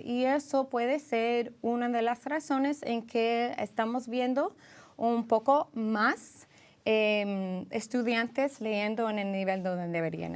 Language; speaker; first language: Spanish; early bilingual, heritage; English